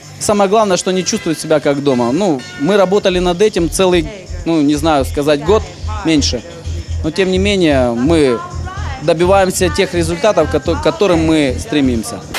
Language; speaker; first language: Russian; native; Russian